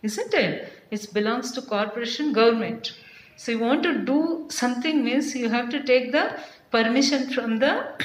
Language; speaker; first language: English; non-native, local second language; Kannada